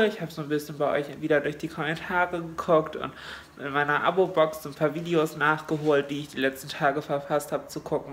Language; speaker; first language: German; native; German